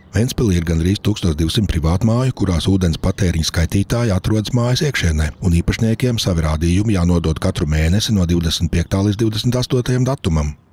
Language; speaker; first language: Latvian; native; Latvian